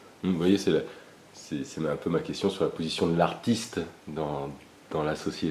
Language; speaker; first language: French; native; French